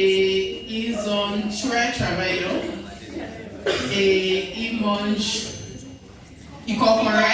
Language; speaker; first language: French; non-native, learner; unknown